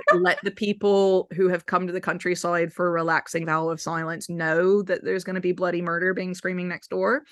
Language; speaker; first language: English; native; English